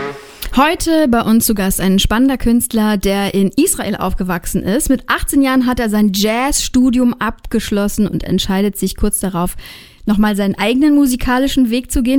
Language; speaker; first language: German; native; German